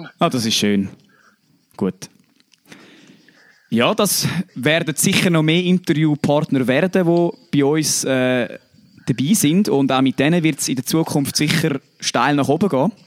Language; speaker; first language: German; native; German